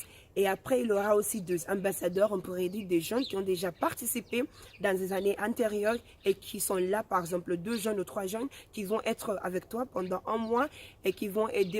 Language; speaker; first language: French; non-native, fluent; Spanish